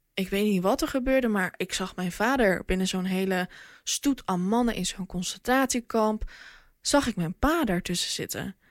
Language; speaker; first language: Dutch; early bilingual, other home language; Bosnian